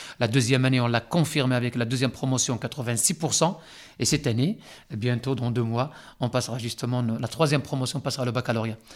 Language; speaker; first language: French; non-native, local second language; Arabic